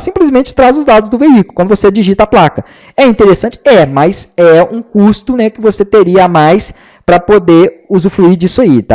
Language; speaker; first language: Portuguese; native; Portuguese